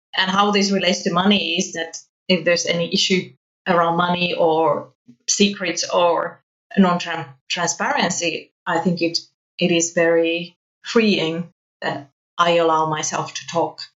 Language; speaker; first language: English; non-native, fluent; Finnish